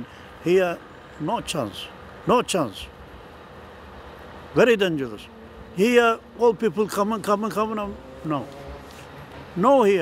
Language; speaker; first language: English; non-native, learner; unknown